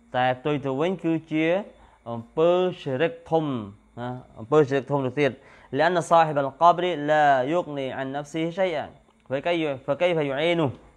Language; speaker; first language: Khmer; native; Khmer